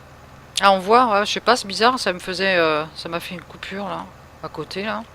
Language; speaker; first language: French; native; French